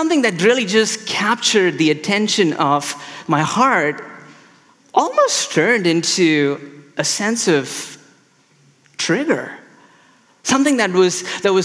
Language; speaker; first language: English; non-native, local second language; Tamil